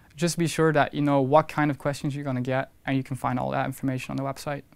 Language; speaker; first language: English; non-native, fluent; Dutch